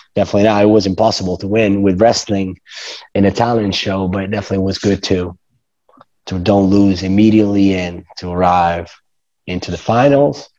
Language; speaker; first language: English; non-native, fluent; Italian